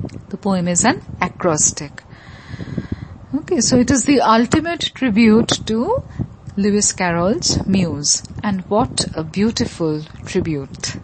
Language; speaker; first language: English; non-native, local second language; Bangla